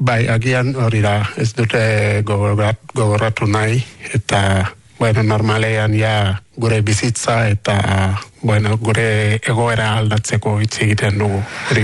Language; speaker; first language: Basque; non-native, learner; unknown